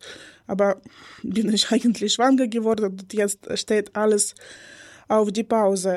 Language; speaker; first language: German; non-native, learner; Ukrainian